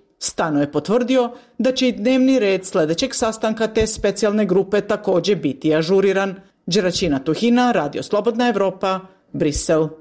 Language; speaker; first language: Serbian; non-native, local second language; Albanian